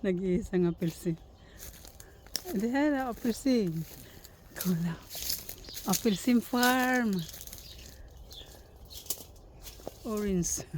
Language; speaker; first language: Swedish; non-native, fluent; Filipino